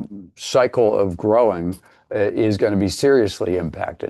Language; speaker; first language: English; native; English